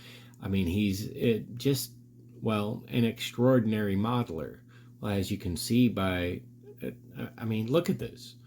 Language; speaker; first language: English; native; English